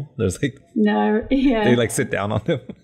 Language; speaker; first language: English; native; English